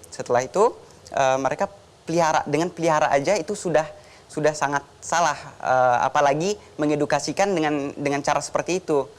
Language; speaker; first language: Indonesian; native; Indonesian